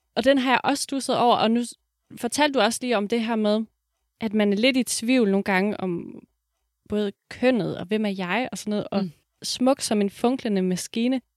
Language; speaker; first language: Danish; native; Danish